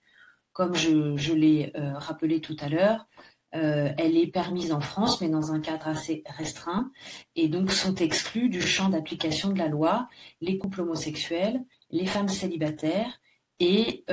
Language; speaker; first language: French; native; French